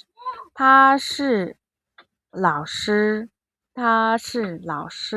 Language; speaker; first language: Chinese; non-native, fluent; Mongolian